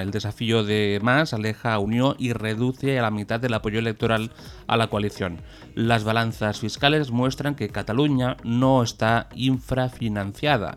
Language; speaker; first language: Spanish; non-native, local second language; Catalan